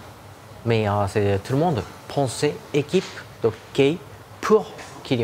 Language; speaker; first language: French; non-native, learner; Japanese